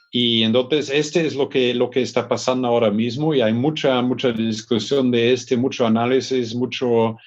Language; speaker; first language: Spanish; non-native, fluent; German